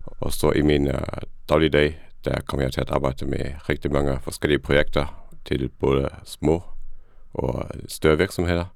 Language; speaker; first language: Danish; non-native, fluent; Luxembourgish